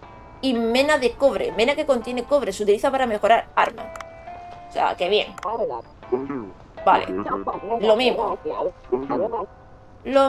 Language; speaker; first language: Spanish; native; Spanish